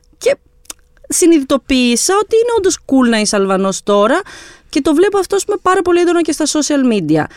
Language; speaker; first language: Greek; early bilingual, other home language; Albanian